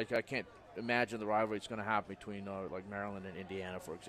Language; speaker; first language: English; native; English